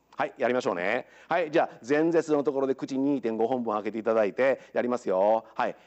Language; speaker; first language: Japanese; native; Japanese